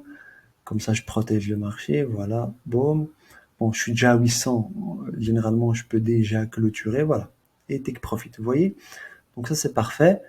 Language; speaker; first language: French; native; French